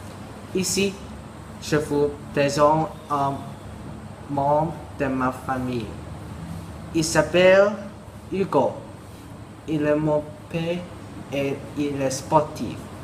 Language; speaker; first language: French; non-native, learner; Cantonese